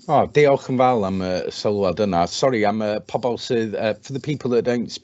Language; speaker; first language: Welsh; non-native, local second language; English